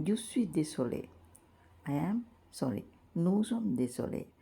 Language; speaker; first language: French; non-native, learner; Sinhala